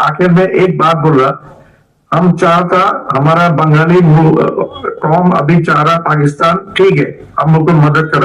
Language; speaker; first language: Hindi; non-native, learner; Bangla